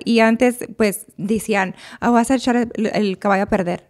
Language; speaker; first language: Spanish; early bilingual, heritage; Spanish